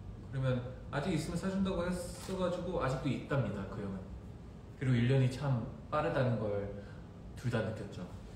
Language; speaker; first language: Korean; early bilingual, heritage; Korean